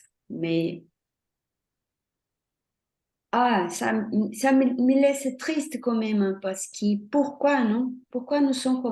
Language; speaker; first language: French; non-native, fluent; Portuguese